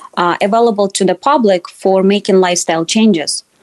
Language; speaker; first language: English; non-native, fluent; Russian